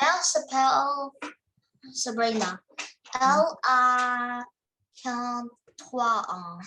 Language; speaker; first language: French; non-native, learner; Chinese